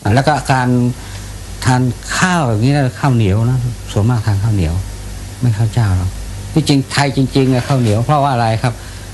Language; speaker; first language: Thai; early bilingual, other home language; Lao